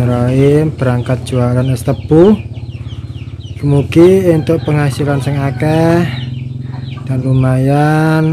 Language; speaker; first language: Indonesian; non-native, local second language; Javanese